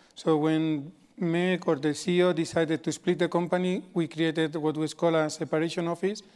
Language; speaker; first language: English; non-native, fluent; Spanish